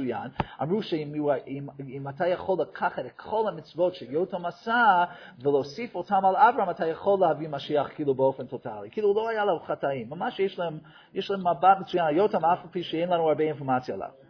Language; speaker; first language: Hebrew; non-native, fluent; English